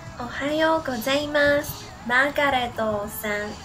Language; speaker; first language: Japanese; non-native, learner; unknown